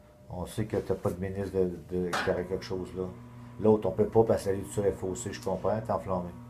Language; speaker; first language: French; native; French